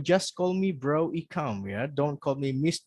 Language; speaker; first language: English; non-native, fluent; Indonesian